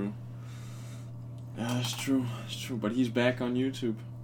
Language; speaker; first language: English; non-native, fluent; Danish